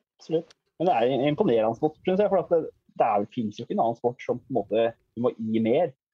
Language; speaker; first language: Norwegian; native; Norwegian